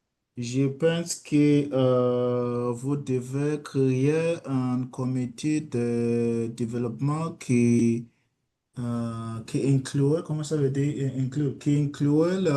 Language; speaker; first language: French; non-native, learner; English